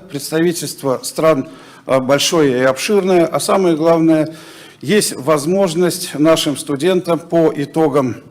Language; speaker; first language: Russian; native; Russian